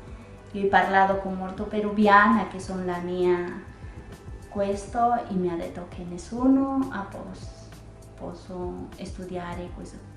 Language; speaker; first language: Italian; non-native, learner; Spanish